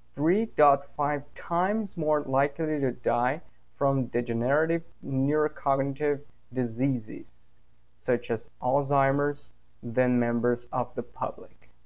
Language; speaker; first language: English; non-native, fluent; Portuguese